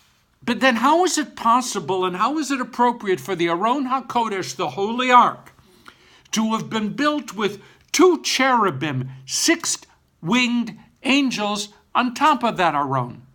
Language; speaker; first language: English; native; English